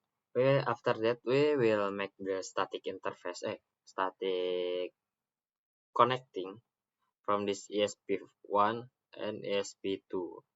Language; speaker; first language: English; non-native, learner; Indonesian